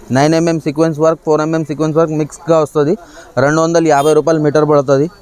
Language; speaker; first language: Telugu; non-native, local second language; Urdu